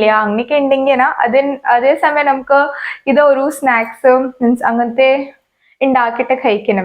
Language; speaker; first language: Malayalam; non-native, local second language; Hindi